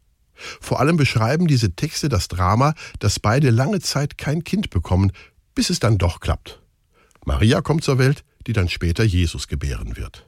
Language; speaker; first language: German; native; German